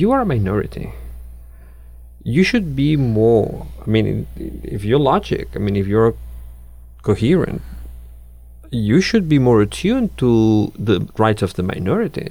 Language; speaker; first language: English; non-native, fluent; Catalan